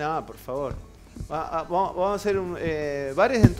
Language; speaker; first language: Spanish; native; Spanish